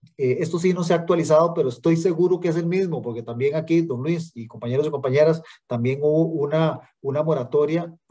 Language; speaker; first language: Spanish; native; Spanish